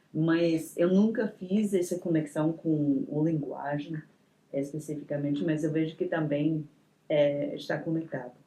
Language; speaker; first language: Portuguese; non-native, fluent; English